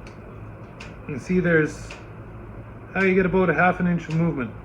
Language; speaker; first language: English; native; English